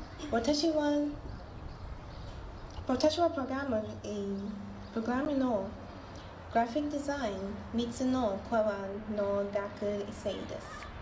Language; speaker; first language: Japanese; non-native, learner; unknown